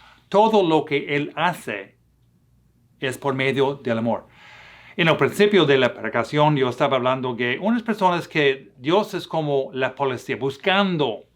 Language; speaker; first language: Spanish; non-native, fluent; English